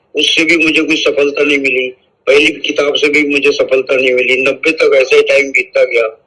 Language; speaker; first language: Hindi; non-native, local second language; Marathi